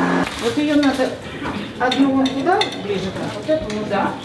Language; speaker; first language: Russian; native; Russian